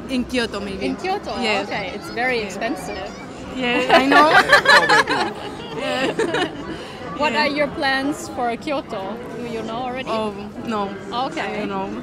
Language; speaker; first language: English; non-native, fluent; German